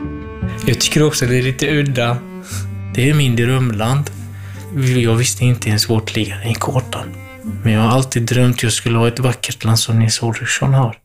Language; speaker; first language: Swedish; non-native, fluent; Kurdish